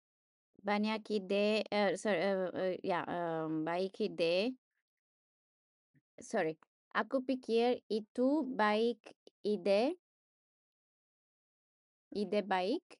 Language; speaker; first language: Indonesian; non-native, learner; Italian